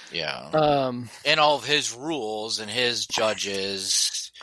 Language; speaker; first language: English; native; English